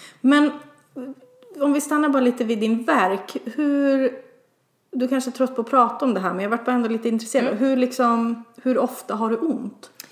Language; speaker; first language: Swedish; native; Swedish